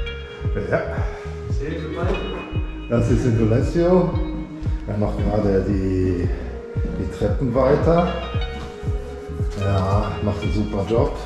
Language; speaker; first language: German; native; German